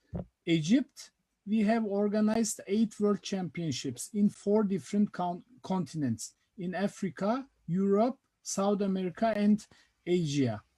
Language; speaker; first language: English; non-native, fluent; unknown